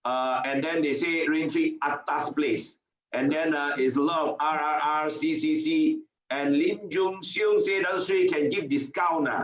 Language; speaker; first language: English; non-native, local second language; Chinese